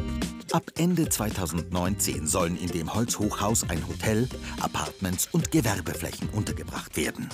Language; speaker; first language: German; native; German